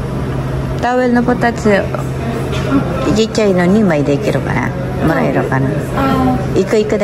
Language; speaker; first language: Japanese; non-native, fluent; Filipino